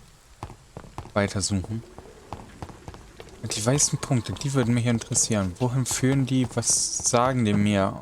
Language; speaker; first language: German; native; German